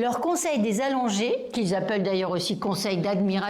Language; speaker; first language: French; native; French